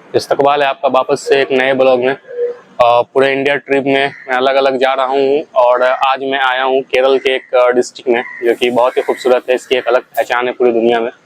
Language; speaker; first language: Hindi; native; Hindi